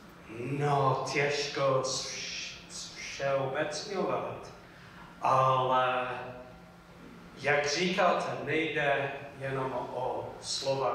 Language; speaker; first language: Czech; non-native, fluent; English